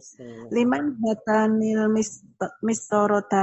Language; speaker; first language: Indonesian; native; Indonesian